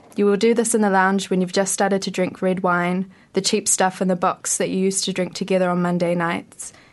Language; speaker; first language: English; native; English